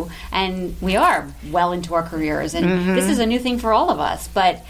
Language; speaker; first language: English; native; English